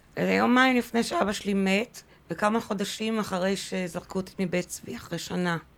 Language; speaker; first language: Hebrew; early bilingual, other home language; French